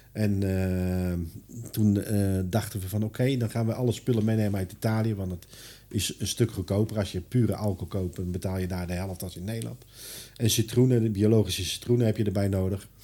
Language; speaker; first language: Dutch; non-native, fluent; Italian